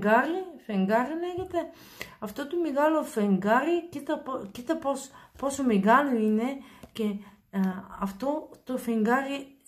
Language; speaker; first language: Greek; non-native, learner; Bulgarian